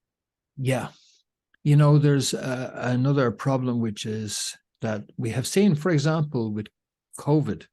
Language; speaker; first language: English; native; English